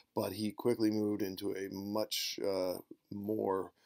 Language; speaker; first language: English; native; English